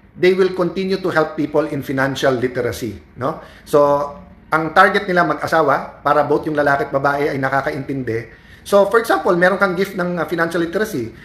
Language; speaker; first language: Filipino; native; Filipino